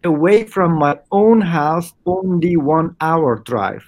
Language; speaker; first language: English; non-native, fluent; Persian